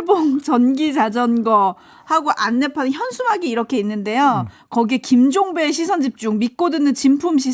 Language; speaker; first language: Korean; native; Korean